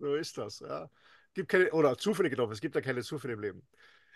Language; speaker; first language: German; native; German